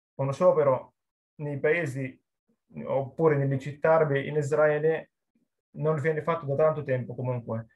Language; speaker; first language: Italian; non-native, fluent; Arabic